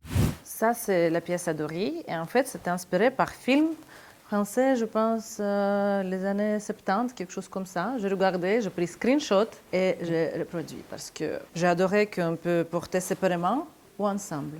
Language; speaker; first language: French; non-native, fluent; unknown